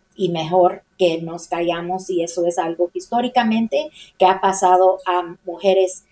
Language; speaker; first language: Spanish; early bilingual, heritage; Spanish